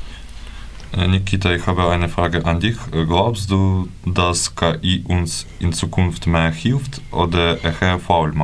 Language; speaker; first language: German; non-native, learner; Ukrainian